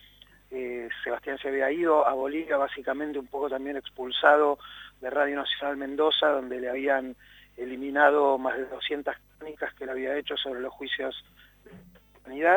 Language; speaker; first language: Spanish; native; Spanish